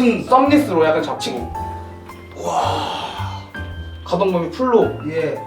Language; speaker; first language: Korean; native; Korean